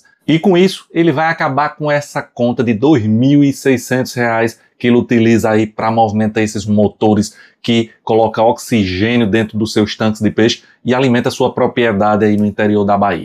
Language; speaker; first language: Portuguese; native; Portuguese